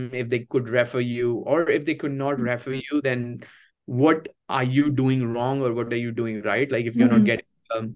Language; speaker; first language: English; non-native, local second language; Hindi